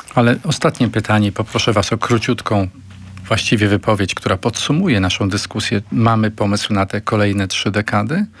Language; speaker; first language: Polish; native; Polish